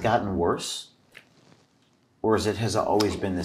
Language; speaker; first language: English; native; English